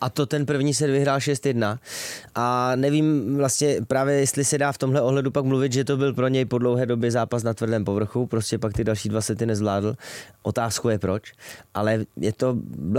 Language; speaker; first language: Czech; native; Czech